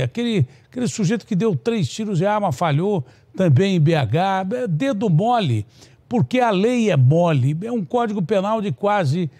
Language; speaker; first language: Portuguese; native; Portuguese